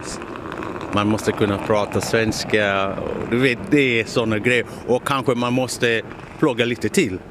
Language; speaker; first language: Swedish; non-native, fluent; English